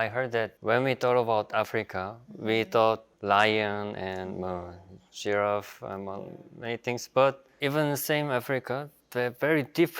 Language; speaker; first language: English; non-native, learner; Korean